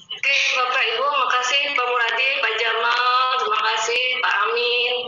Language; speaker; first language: Indonesian; native; Indonesian